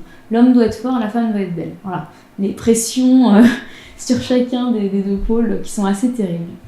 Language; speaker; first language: French; native; French